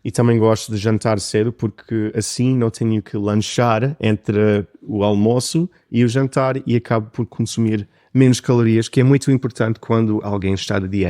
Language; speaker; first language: Portuguese; non-native, fluent; English